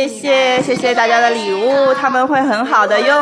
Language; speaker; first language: Chinese; native; Chinese